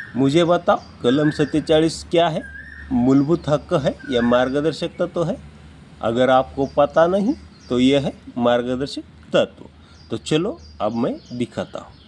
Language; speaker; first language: Hindi; non-native, local second language; Marathi